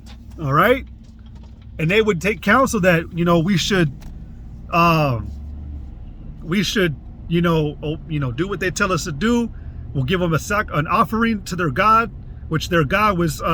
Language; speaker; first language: English; native; English